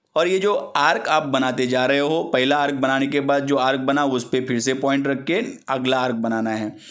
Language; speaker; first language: Hindi; non-native, local second language; Marathi